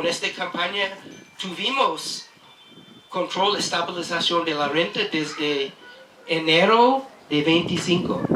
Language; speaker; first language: Spanish; non-native, learner; English